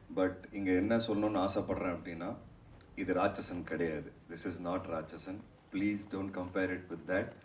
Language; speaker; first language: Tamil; native; Tamil